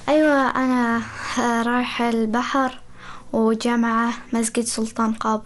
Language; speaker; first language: Arabic; non-native, learner; Persian